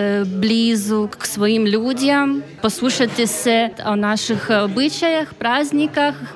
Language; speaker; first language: Slovenian; non-native, learner; Ukrainian